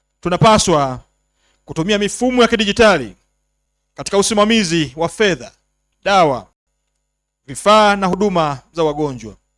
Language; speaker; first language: Swahili; native; Swahili